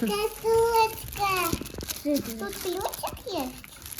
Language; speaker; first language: Russian; early bilingual, other home language; Armenian